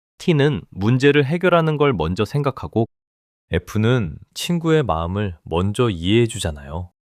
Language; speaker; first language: Korean; non-native, fluent; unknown